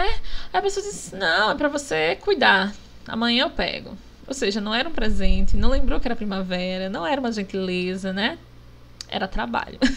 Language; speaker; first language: Portuguese; native; Portuguese